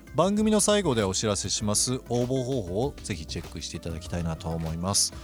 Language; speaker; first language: Japanese; native; Japanese